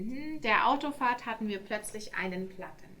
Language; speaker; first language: German; non-native, fluent; English